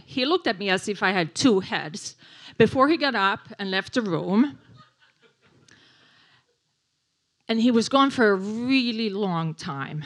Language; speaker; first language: English; non-native, fluent; Swedish